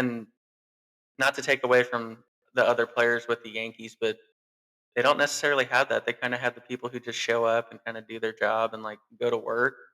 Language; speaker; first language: English; native; English